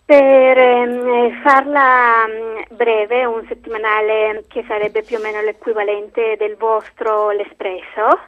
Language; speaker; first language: Italian; non-native, fluent; Spanish